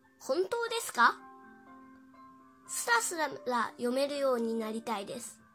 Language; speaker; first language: Japanese; non-native, learner; Chinese